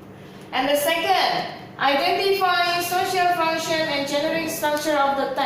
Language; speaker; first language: English; non-native, local second language; Indonesian